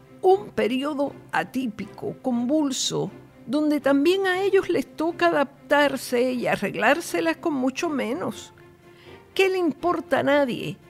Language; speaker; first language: Spanish; native; Spanish